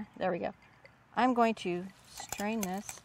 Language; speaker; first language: English; native; English